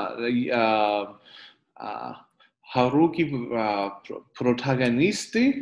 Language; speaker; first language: Russian; non-native, learner; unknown